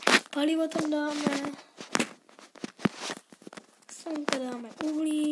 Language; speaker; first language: Czech; non-native, learner; Slovak